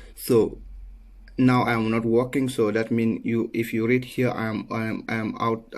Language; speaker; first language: English; non-native, learner; Wolof